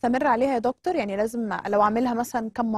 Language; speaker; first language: Arabic; native; Arabic